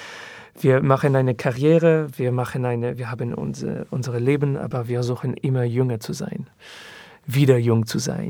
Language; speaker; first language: German; non-native, learner; French